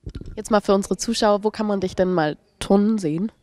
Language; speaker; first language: German; native; German